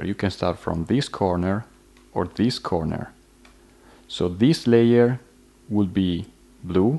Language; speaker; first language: English; non-native, fluent; Italian